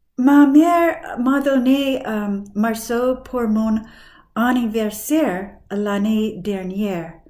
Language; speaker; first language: French; non-native, learner; English